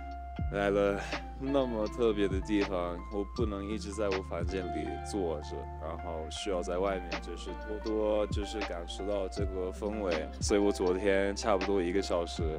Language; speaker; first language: Chinese; non-native, fluent; English